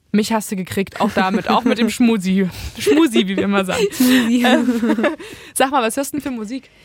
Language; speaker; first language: German; native; German